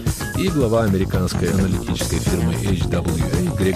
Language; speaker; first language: Russian; native; Russian